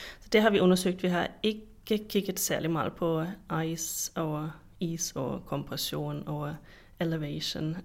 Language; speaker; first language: Danish; non-native, fluent; German